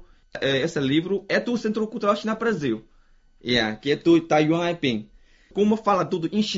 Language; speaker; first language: Portuguese; non-native, fluent; Chinese